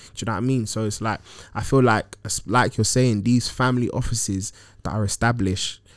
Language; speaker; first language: English; early bilingual, other home language; Akan